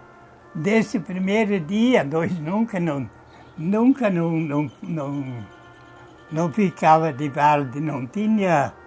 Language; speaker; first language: Portuguese; non-native, fluent; German